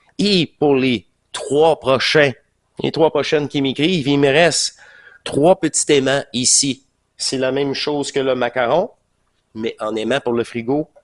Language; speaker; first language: French; native; French